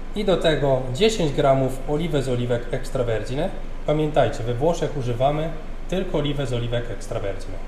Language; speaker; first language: Polish; early bilingual, heritage; Italian